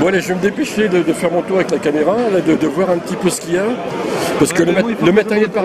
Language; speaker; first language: French; native; French